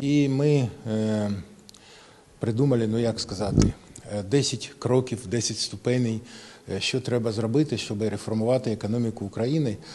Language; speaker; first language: Ukrainian; non-native, local second language; Russian